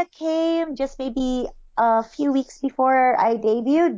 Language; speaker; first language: English; non-native, local second language; Filipino